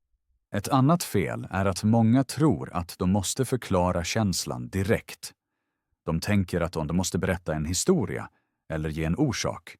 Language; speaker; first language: Swedish; non-native, fluent; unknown